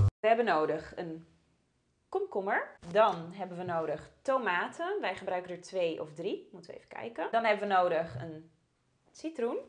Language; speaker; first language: Dutch; early bilingual, other home language; Portuguese